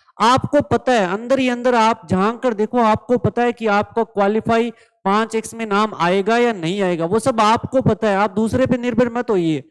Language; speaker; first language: Hindi; native; Hindi